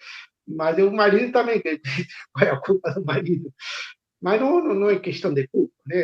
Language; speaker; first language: Portuguese; non-native, fluent; Spanish